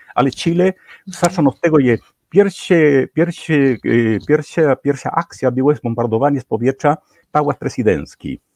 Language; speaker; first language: Polish; non-native, fluent; Spanish